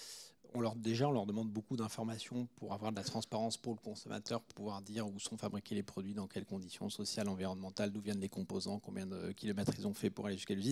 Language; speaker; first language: French; native; French